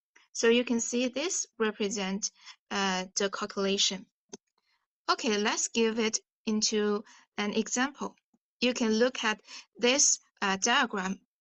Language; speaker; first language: English; non-native, fluent; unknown